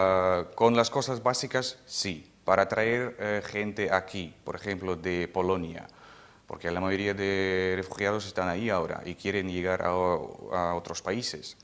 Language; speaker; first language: Spanish; non-native, fluent; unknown